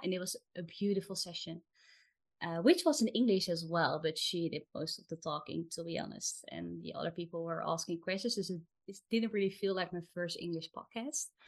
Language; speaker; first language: English; non-native, fluent; Dutch